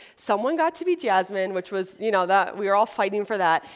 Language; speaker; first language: English; native; English